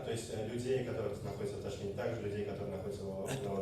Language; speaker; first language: Russian; native; Russian